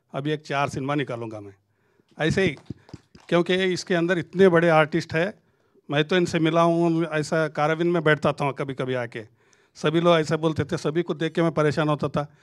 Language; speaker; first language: Hindi; non-native, local second language; Marathi